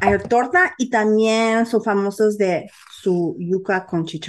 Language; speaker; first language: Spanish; early bilingual, heritage; Spanish